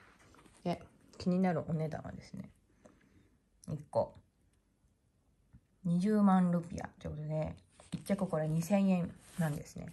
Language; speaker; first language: Japanese; native; Japanese